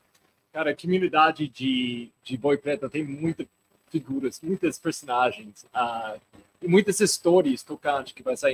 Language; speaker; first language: Portuguese; non-native, fluent; English